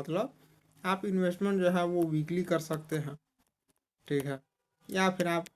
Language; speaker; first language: Hindi; native; Hindi